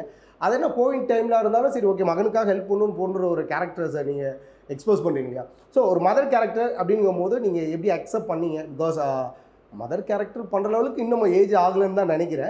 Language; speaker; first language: Tamil; native; Tamil